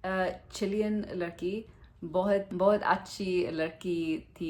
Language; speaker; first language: Hindi; non-native, learner; English